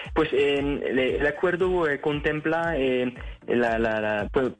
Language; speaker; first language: Spanish; non-native, fluent; French